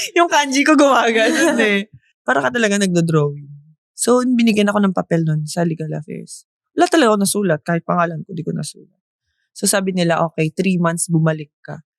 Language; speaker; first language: Filipino; native; Filipino